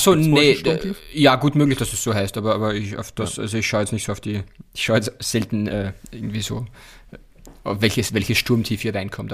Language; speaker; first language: German; native; German